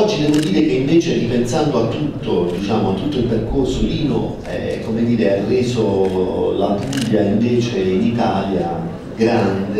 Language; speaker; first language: Italian; native; Italian